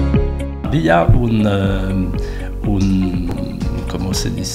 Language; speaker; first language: Spanish; non-native, fluent; French